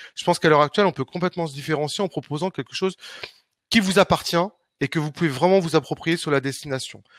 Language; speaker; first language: French; native; French